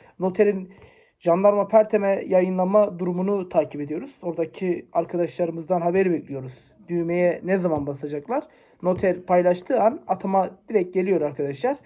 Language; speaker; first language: Turkish; native; Turkish